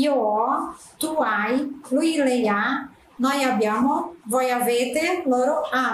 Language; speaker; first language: Italian; non-native, fluent; Portuguese